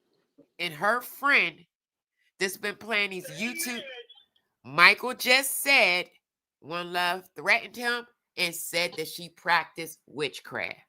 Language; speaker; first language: English; native; English